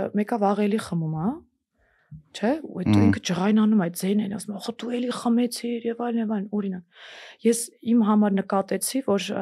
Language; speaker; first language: Armenian; early bilingual, heritage; Armenian